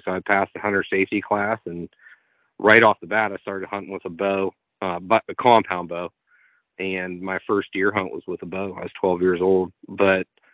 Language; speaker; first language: English; native; English